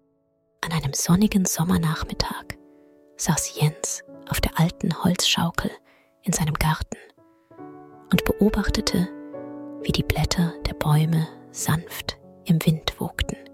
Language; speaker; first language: German; native; German